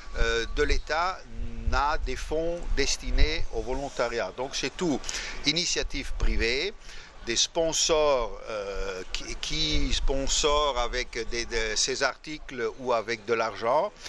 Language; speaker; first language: French; non-native, fluent; Italian